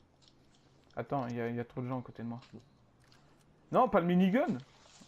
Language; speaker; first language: French; native; French